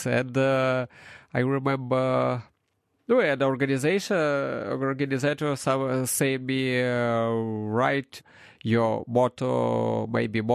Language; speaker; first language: English; non-native, learner; Ukrainian